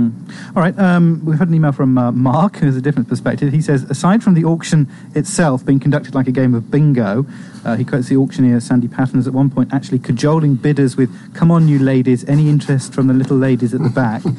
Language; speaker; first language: English; native; English